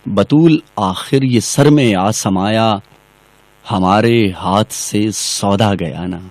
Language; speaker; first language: Urdu; non-native, local second language; Pashto